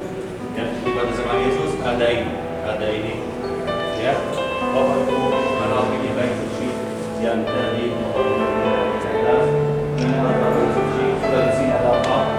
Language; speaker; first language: Indonesian; non-native, fluent; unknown